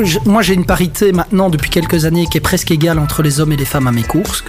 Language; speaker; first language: French; native; French